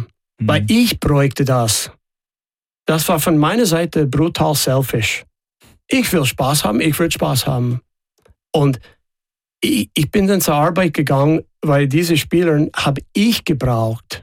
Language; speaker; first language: German; non-native, fluent; English